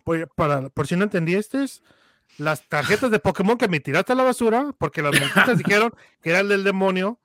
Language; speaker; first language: Spanish; early bilingual, heritage; Spanish